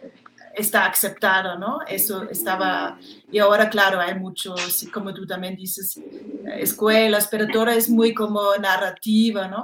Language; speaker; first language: Spanish; non-native, fluent; German